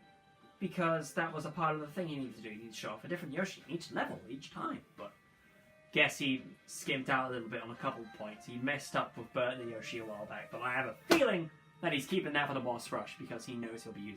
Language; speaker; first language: English; native; English